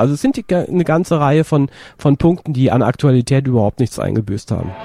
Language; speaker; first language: German; native; German